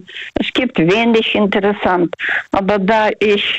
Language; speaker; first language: German; non-native, learner; Russian